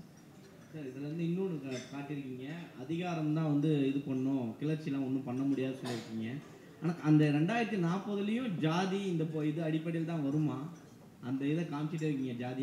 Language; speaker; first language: Tamil; native; Tamil